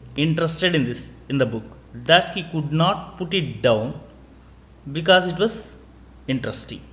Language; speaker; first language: English; non-native, local second language; Telugu